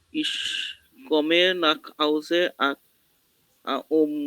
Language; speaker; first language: German; non-native, learner; Bangla